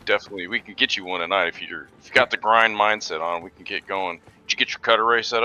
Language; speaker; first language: English; native; English